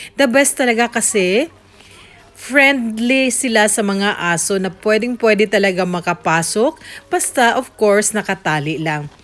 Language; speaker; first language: Filipino; native; Filipino